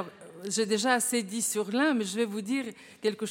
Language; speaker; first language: French; non-native, fluent; Bulgarian